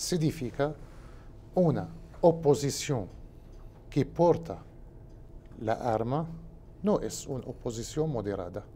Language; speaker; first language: Portuguese; non-native, learner; Spanish